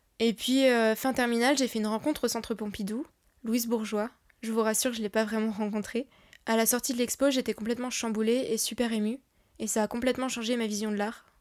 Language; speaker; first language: French; native; French